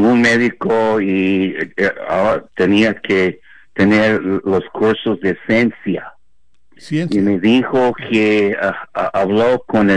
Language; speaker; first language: Spanish; non-native, fluent; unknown